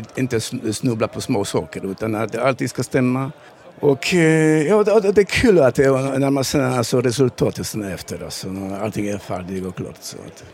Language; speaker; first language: Swedish; non-native, fluent; Polish